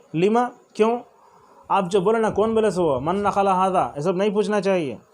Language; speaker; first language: Urdu; native; Urdu